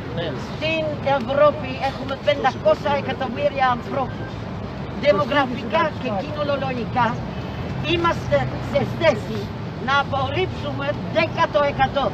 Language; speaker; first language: Greek; non-native, fluent; Dutch